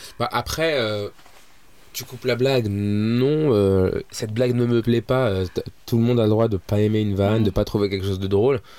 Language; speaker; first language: French; early bilingual, other home language; Arabic